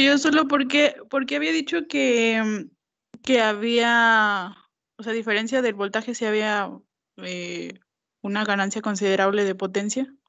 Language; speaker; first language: Spanish; native; Spanish